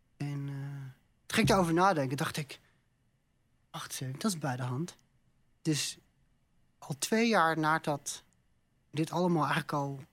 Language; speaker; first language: Dutch; native; Dutch